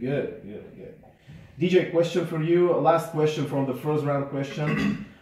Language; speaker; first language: English; non-native, learner; Slovak